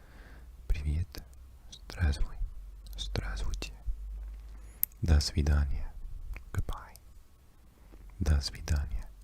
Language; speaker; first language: Russian; non-native, learner; English